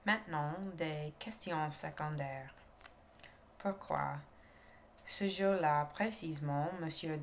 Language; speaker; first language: French; non-native, learner; English